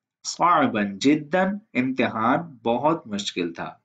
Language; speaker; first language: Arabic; non-native, fluent; Urdu